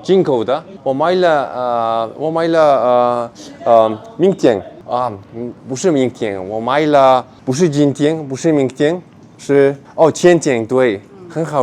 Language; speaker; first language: Chinese; non-native, learner; Mongolian